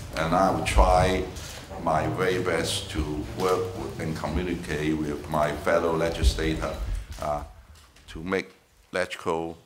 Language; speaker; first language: English; non-native, local second language; Cantonese